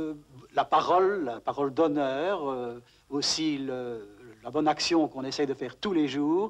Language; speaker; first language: French; native; French